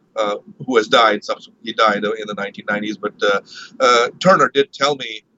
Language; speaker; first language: English; early bilingual, other home language; Marathi